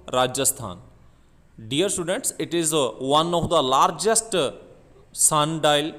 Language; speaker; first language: English; non-native, local second language; Punjabi